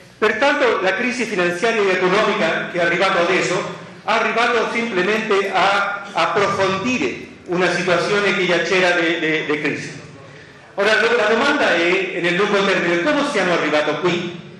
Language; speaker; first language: Italian; non-native, fluent; Spanish